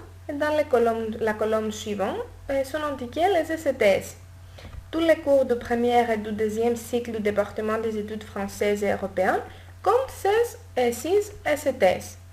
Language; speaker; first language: French; non-native, learner; Greek